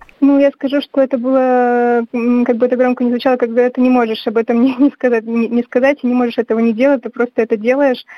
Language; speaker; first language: Russian; native; Russian